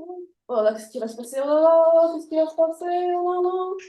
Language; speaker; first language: French; native; French